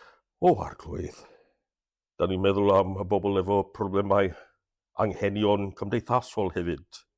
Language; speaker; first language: Welsh; non-native, fluent; English